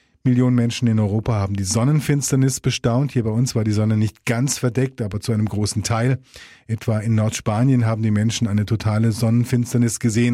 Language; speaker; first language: German; native; German